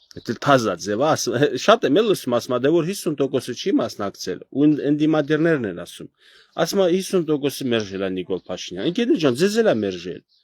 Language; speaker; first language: Armenian; native; Armenian